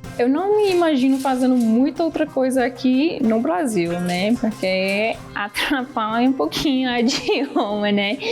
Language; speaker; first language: Portuguese; non-native, fluent; English